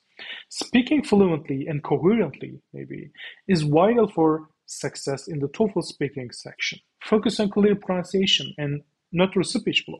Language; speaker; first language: English; non-native, fluent; Turkish